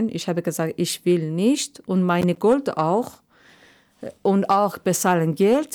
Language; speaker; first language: German; non-native, learner; Persian